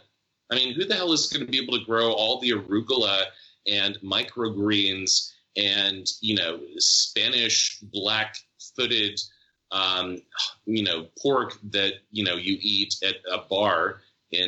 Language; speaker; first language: English; native; English